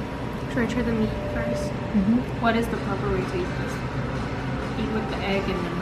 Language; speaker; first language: English; non-native, fluent; Mongolian